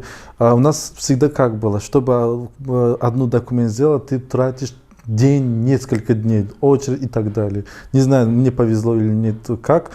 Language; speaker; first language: Russian; non-native, fluent; Tajik